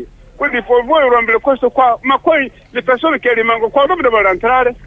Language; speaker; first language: Italian; non-native, local second language; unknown